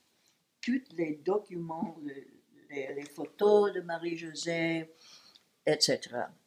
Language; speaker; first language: French; non-native, learner; English